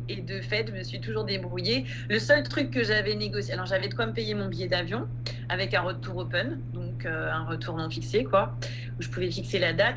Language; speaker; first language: French; native; French